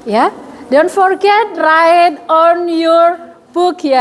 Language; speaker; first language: English; non-native, fluent; Indonesian